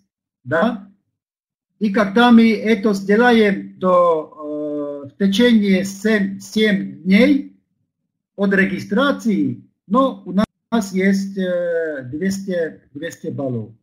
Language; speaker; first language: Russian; non-native, learner; Slovak